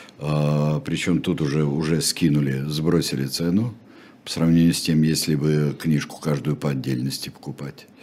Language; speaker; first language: Russian; native; Russian